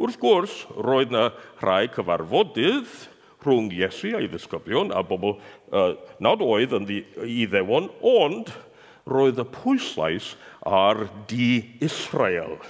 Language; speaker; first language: Welsh; non-native, fluent; English